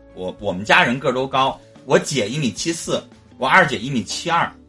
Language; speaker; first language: Chinese; native; Chinese